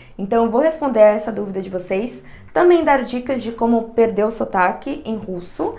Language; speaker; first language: Portuguese; native; Portuguese